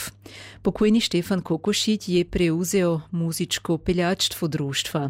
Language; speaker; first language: Serbian; native; Serbian